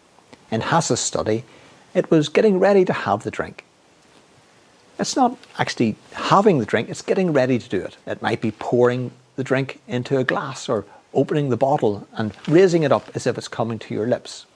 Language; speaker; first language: English; native; English